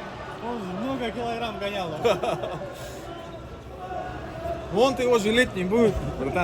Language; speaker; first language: Russian; non-native, local second language; Kyrgyz